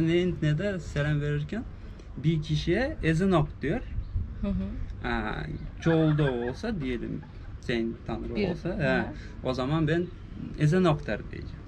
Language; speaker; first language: Turkish; non-native, fluent; Russian